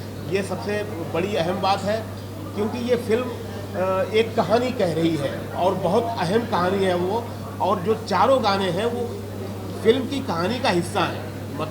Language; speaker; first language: Hindi; native; Hindi